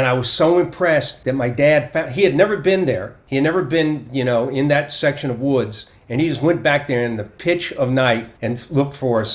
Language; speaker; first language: English; native; English